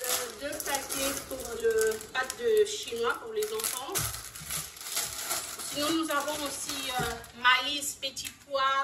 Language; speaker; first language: French; non-native, local second language; Lingala